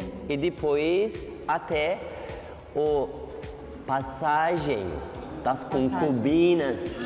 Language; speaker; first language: Portuguese; non-native, learner; Turkish